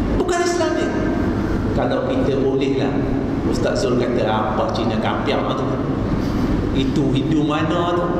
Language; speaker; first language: Malay; native; Malay